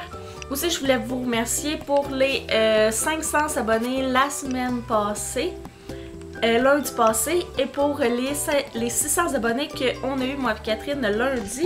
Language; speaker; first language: French; native; French